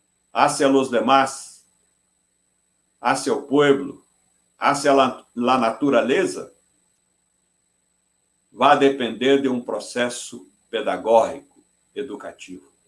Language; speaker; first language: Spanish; non-native, fluent; Portuguese